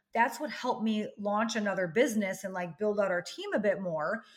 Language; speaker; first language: English; native; English